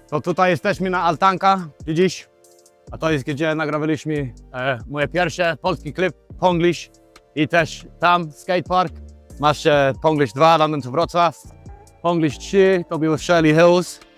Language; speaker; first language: Polish; non-native, learner; English